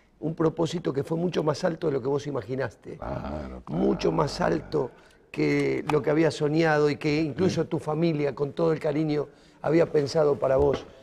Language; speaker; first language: Spanish; native; Spanish